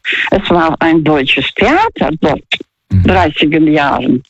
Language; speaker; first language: German; non-native, fluent; Russian